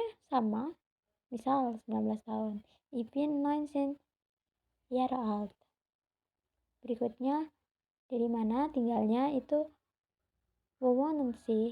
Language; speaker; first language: Indonesian; native; Indonesian